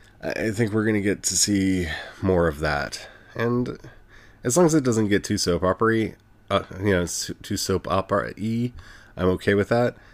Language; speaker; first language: English; native; English